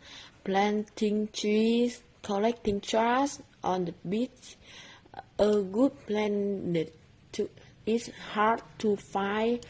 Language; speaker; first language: English; non-native, learner; Vietnamese